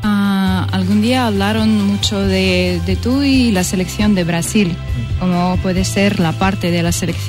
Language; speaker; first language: Spanish; non-native, learner; Russian